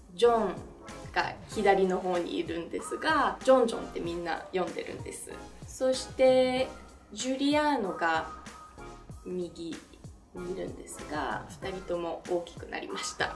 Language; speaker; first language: Japanese; early bilingual, other home language; French